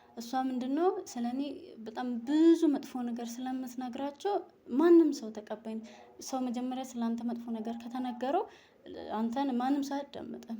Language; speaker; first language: Amharic; native; Amharic